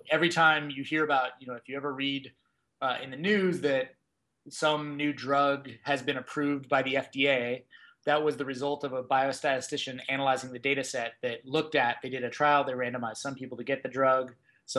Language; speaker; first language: English; native; English